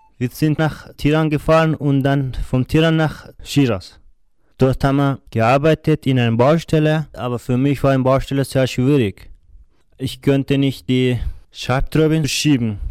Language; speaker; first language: German; non-native, learner; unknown